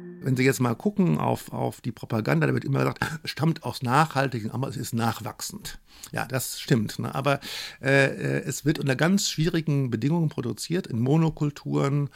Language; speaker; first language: German; native; German